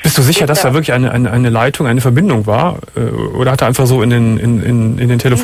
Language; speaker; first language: German; native; German